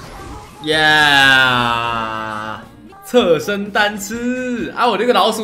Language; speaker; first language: Chinese; native; Chinese